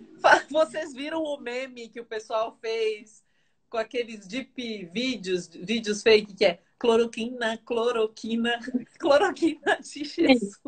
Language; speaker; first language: Portuguese; native; Portuguese